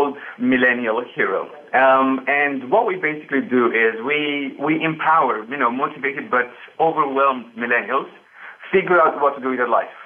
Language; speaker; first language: English; non-native, fluent; Romanian